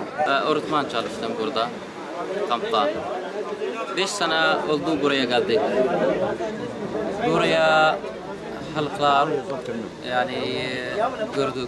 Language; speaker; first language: Turkish; non-native, learner; Arabic